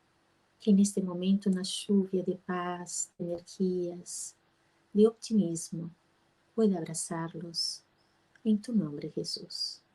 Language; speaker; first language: Spanish; non-native, fluent; Portuguese